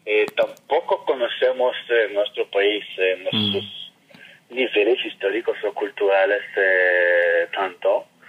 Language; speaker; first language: Spanish; non-native, fluent; Hebrew